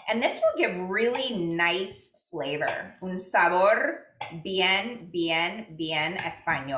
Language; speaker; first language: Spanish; non-native, fluent; English